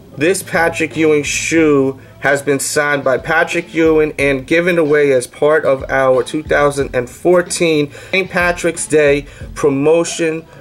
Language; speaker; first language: English; native; English